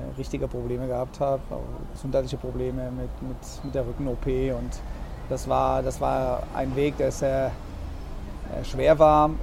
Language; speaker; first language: German; non-native, fluent; Spanish